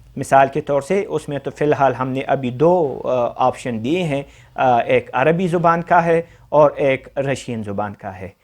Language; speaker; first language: Urdu; non-native, local second language; Pashto